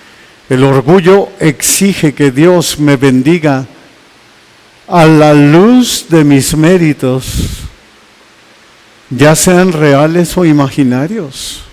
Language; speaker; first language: Spanish; native; Spanish